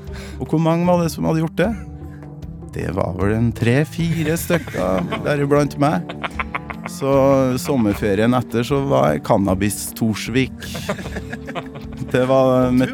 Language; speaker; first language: Norwegian; native; Norwegian